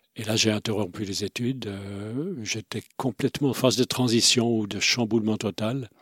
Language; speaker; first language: French; non-native, fluent; Swiss German